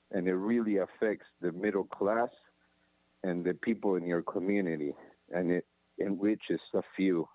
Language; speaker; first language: English; non-native, fluent; Spanish